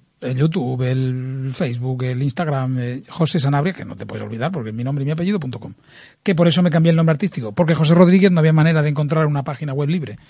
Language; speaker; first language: Spanish; native; Spanish